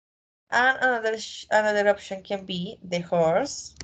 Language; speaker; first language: English; non-native, learner; Spanish